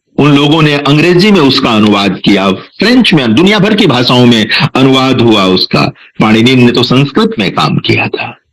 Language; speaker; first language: Hindi; non-native, local second language; Bhojpuri